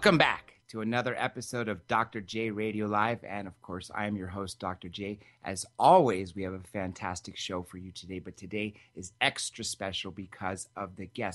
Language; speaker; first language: English; native; English